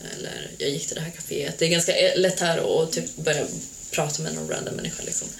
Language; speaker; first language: Swedish; early bilingual, other home language; Hungarian